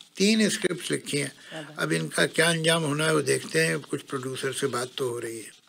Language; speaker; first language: Hindi; native; Hindi